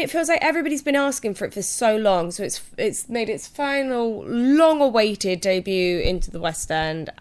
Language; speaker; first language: English; native; English